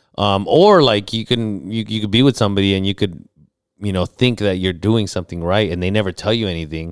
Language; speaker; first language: English; early bilingual, other home language; Spanish